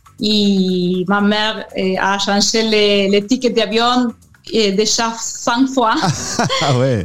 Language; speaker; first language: French; non-native, learner; Spanish